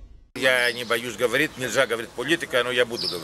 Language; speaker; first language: Russian; non-native, learner; Greek